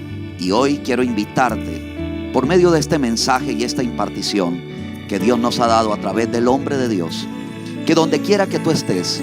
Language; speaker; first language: Spanish; native; Spanish